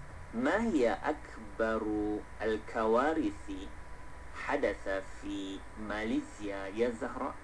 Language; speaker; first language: Arabic; non-native, fluent; Malay